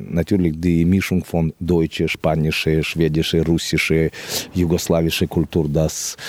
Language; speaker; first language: German; non-native, fluent; Russian